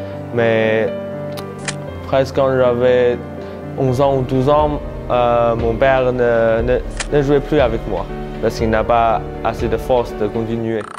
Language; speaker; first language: French; early bilingual, heritage; French